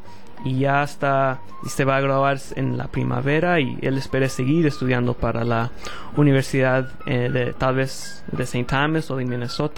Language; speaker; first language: Spanish; early bilingual, heritage; Spanish